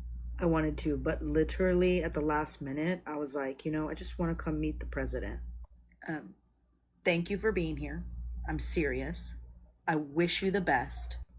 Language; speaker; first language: English; native; English